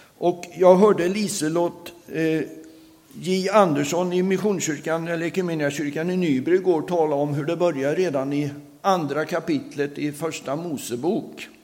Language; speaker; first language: Swedish; native; Swedish